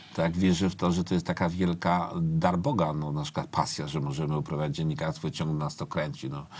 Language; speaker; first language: Polish; native; Polish